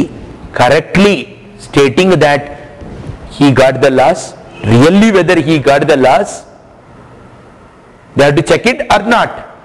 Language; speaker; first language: English; non-native, local second language; Hindi